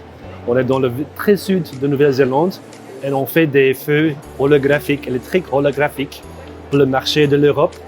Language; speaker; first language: French; non-native, fluent; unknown